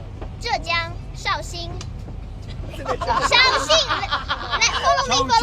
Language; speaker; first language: English; non-native, learner; Chinese